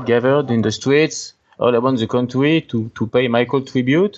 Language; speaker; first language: English; non-native, learner; French